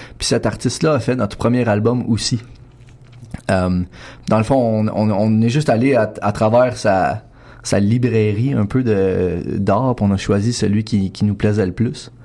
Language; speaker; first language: French; native; French